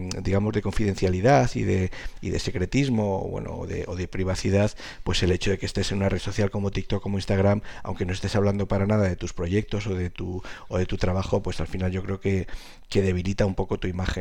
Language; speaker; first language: Spanish; native; Spanish